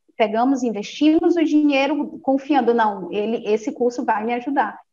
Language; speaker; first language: Portuguese; native; Portuguese